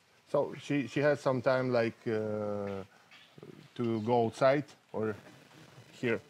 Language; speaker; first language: English; non-native, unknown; Russian